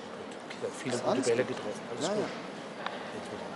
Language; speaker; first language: German; native; German